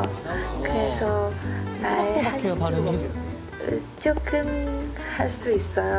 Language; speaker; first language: Korean; non-native, learner; Chinese